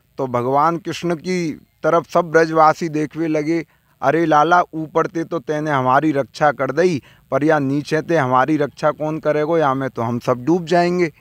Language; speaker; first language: Hindi; native; Hindi